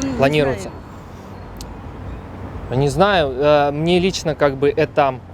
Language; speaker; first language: Russian; native; Russian